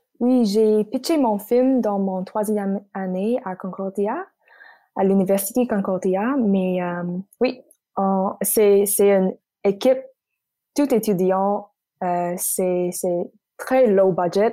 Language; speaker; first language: French; non-native, local second language; English